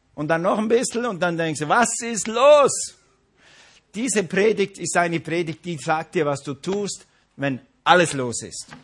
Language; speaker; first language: German; non-native, fluent; English